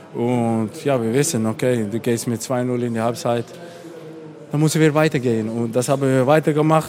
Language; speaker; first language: German; non-native, fluent; Dutch